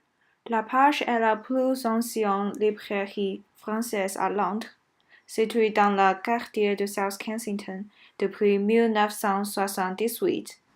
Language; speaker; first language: French; non-native, learner; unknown